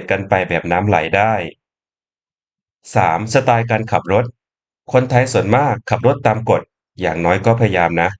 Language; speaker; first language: Thai; native; Thai